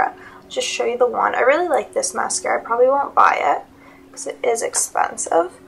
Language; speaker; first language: English; native; English